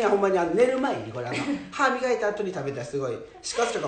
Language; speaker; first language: Japanese; native; Japanese